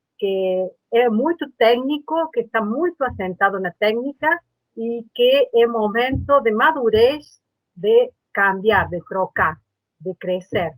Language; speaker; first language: Portuguese; non-native, learner; Spanish